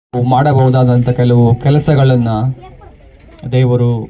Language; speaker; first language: Kannada; native; Kannada